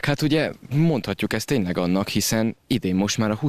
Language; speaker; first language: Hungarian; native; Hungarian